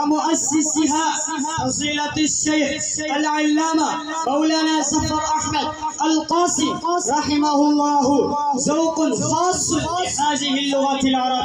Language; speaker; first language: Arabic; non-native, learner; Urdu